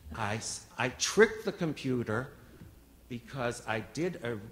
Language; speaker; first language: English; native; English